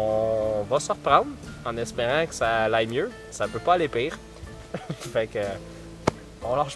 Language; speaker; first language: French; native; French